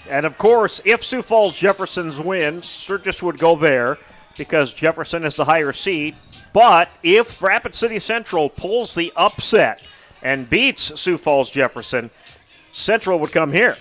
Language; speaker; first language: English; native; English